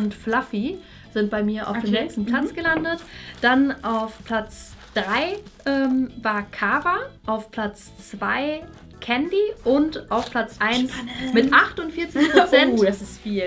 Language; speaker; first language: German; native; German